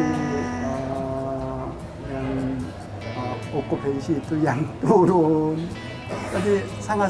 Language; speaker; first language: Indonesian; non-native, learner; Korean